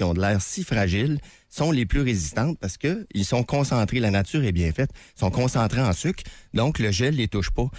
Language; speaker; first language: French; native; French